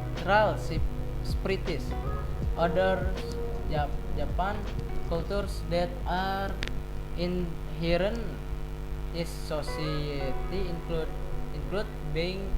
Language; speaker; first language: English; non-native, learner; Indonesian